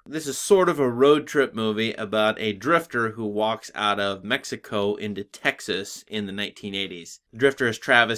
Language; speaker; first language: English; native; English